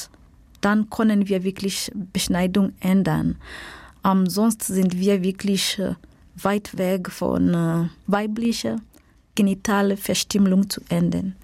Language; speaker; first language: German; non-native, fluent; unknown